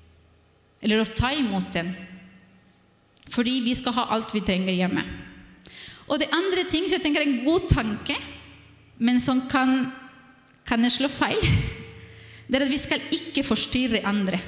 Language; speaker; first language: Norwegian; non-native, fluent; Spanish